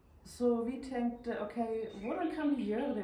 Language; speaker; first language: Norwegian; non-native, fluent; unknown